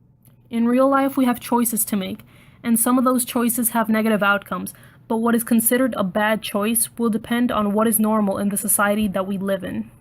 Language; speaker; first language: English; native; English